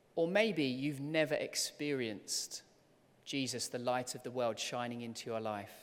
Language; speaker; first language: English; native; English